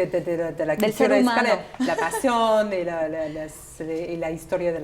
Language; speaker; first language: Spanish; non-native, learner; English